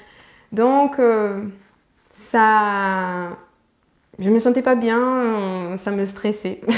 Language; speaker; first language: French; non-native, fluent; Portuguese